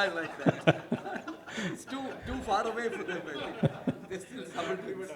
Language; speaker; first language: English; non-native, local second language; Hindi